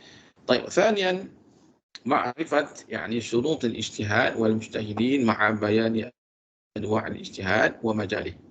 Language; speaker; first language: Arabic; non-native, fluent; Malay